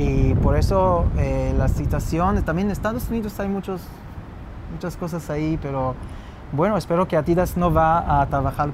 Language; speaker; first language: Spanish; non-native, fluent; Hebrew